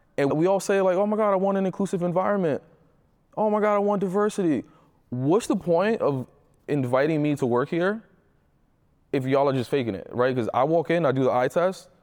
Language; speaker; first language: English; early bilingual, other home language; Spanish